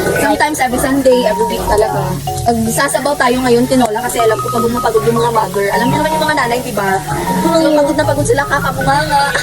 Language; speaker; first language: Filipino; non-native, local second language; Hiligaynon